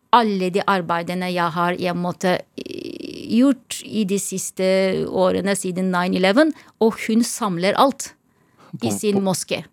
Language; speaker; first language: Norwegian; non-native, fluent; Turkish